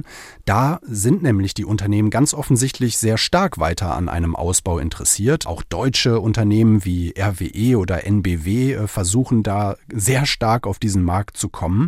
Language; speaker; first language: German; native; German